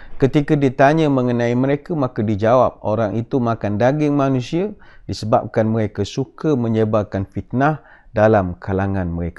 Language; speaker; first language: Malay; native; Malay